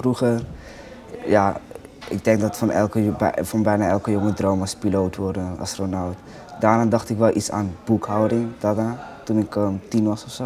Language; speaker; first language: Dutch; native; Dutch